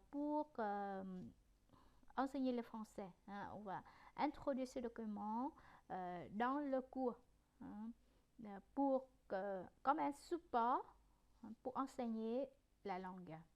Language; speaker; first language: French; non-native, fluent; Vietnamese